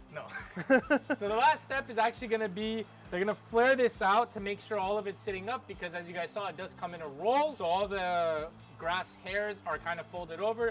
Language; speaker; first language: English; native; English